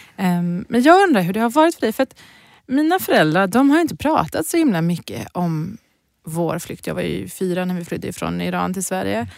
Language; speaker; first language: Swedish; early bilingual, other home language; Persian